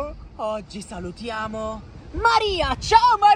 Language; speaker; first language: Italian; native; Italian